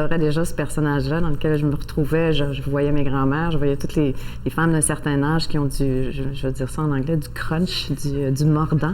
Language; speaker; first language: French; native; French